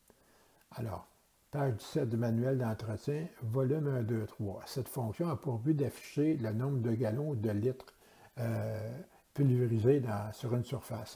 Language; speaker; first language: French; native; French